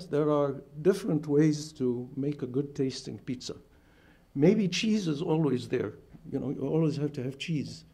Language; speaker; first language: English; non-native, fluent; Arabic